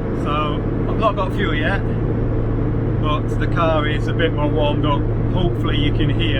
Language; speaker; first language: English; native; English